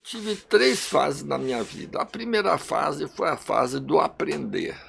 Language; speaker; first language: Portuguese; early bilingual, other home language; Russian